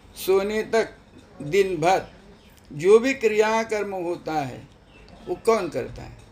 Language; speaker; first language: Hindi; non-native, local second language; Marathi